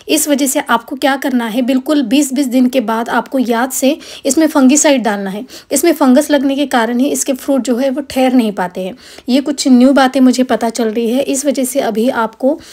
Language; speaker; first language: Hindi; non-native, local second language; Marathi